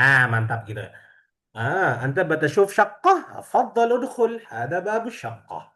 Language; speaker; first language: Arabic; non-native, fluent; Indonesian